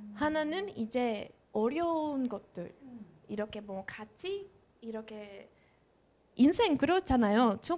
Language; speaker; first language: Korean; non-native, fluent; Spanish